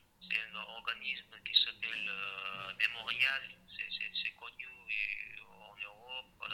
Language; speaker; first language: French; non-native, learner; Chechen